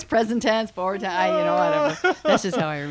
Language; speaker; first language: English; native; English